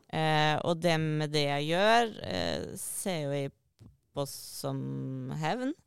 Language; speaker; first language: Norwegian; native; Norwegian